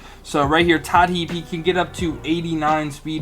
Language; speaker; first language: English; native; English